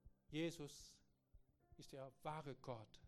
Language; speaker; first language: German; non-native, learner; Korean